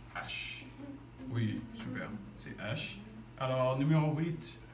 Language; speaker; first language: French; non-native, fluent; English